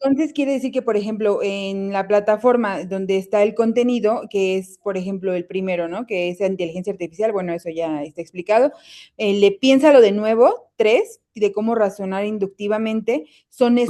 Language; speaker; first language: Spanish; native; Spanish